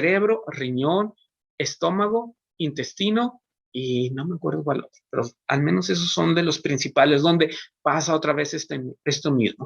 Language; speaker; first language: Spanish; native; Spanish